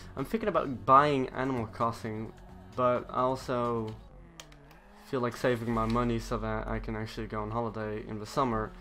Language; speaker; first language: English; native; English